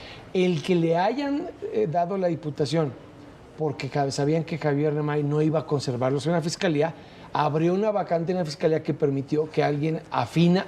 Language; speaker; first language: Spanish; native; Spanish